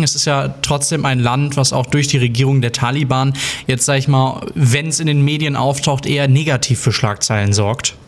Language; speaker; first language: German; native; German